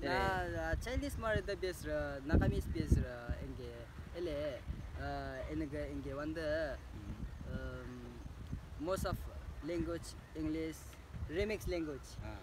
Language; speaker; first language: Tamil; non-native, learner; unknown